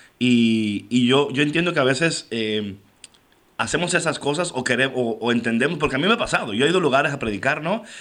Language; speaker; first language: Spanish; native; Spanish